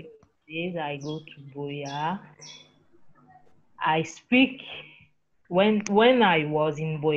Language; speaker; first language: English; non-native, learner; French